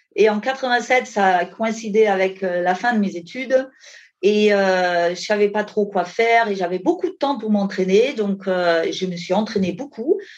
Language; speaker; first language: French; non-native, fluent; German